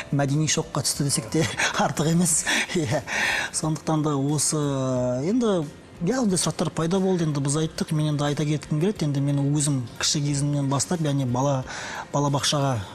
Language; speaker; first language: Kazakh; non-native, local second language; Russian